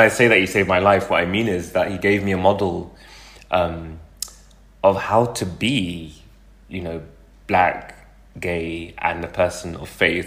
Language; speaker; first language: English; native; English